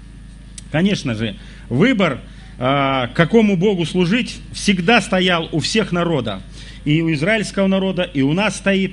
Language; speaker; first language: Russian; native; Russian